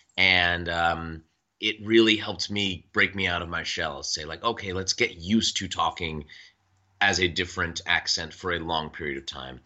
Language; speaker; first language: English; native; English